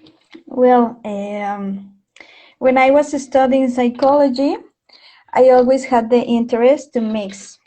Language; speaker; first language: English; non-native, fluent; Spanish